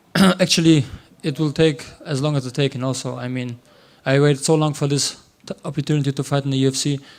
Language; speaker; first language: English; non-native, fluent; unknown